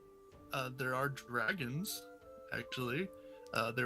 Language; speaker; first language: English; native; English